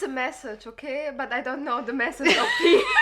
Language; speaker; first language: English; non-native, learner; German